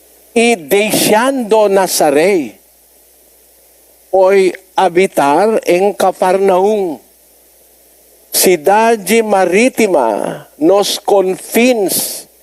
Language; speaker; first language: Portuguese; non-native, learner; Filipino